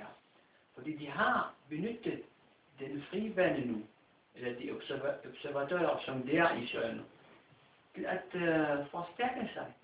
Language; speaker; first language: Danish; non-native, fluent; Arabic